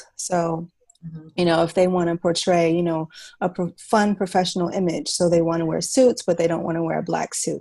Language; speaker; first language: English; native; English